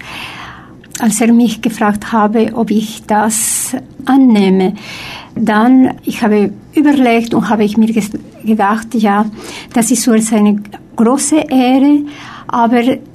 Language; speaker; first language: German; non-native, fluent; Spanish